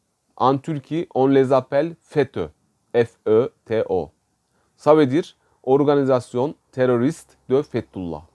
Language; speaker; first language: French; non-native, fluent; Turkish